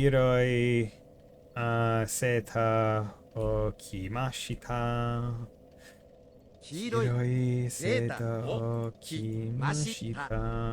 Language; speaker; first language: Japanese; non-native, learner; English